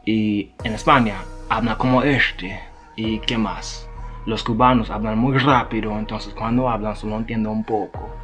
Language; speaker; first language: Spanish; non-native, learner; Haitian Creole